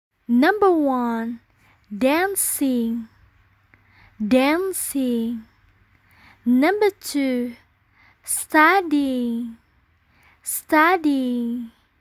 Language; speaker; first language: English; non-native, fluent; Indonesian